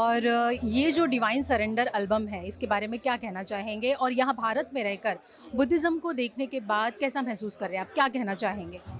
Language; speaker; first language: Hindi; native; Hindi